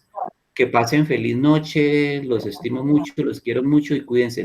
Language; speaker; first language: Spanish; native; Spanish